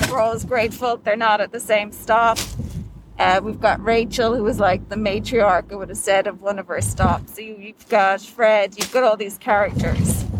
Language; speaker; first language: English; native; English